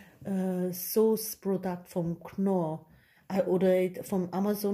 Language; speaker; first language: English; non-native, fluent; German